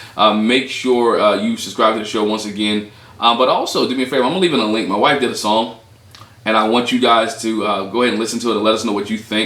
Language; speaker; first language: English; native; English